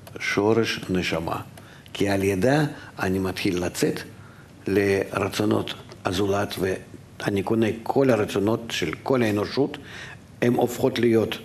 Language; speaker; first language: Hebrew; non-native, fluent; Russian